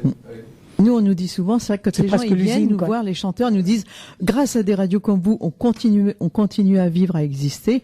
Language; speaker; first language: French; native; French